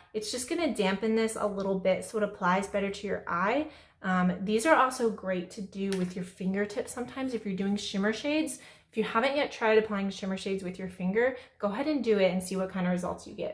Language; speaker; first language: English; native; English